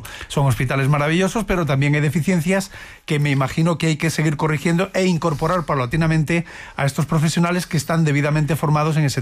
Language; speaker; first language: Spanish; native; Spanish